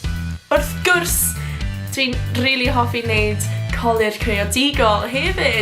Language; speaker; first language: Welsh; non-native, local second language; English